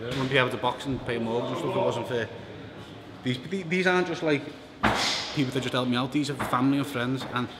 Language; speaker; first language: English; native; English